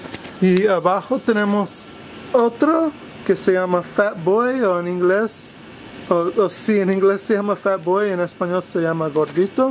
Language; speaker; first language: Spanish; non-native, fluent; English